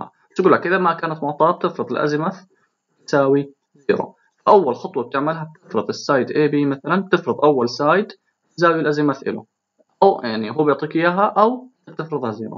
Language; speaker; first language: Arabic; native; Arabic